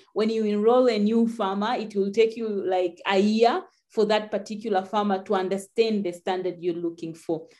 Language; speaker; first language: English; non-native, local second language; Swahili